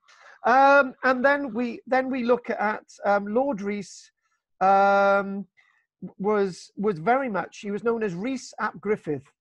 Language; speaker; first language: English; native; English